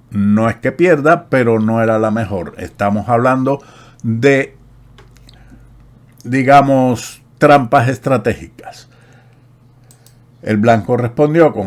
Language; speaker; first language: Spanish; native; Spanish